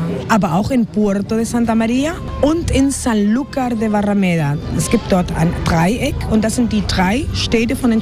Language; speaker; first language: German; non-native, fluent; Spanish